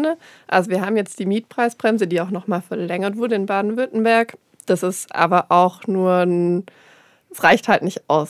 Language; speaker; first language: German; native; German